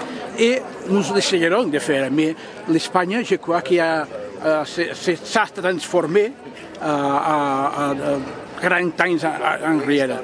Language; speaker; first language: French; non-native, fluent; Catalan